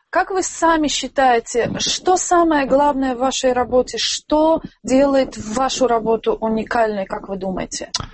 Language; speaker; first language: Russian; non-native, local second language; Tajik